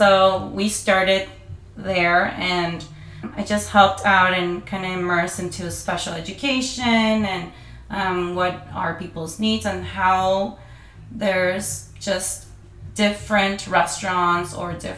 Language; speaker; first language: English; non-native, fluent; Spanish